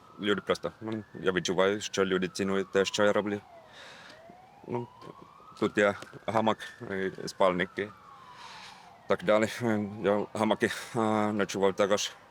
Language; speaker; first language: Ukrainian; non-native, learner; Finnish